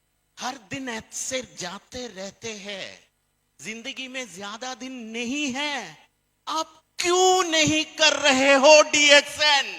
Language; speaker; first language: Hindi; non-native, fluent; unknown